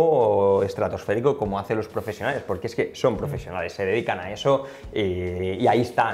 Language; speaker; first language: Spanish; native; Spanish